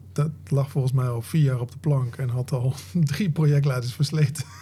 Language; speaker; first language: Dutch; native; Dutch